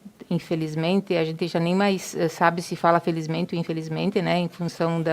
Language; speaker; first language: Portuguese; native; Portuguese